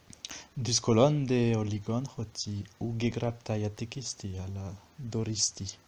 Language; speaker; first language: Greek; non-native, fluent; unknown